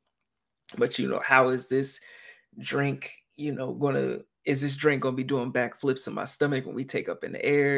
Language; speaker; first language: English; native; English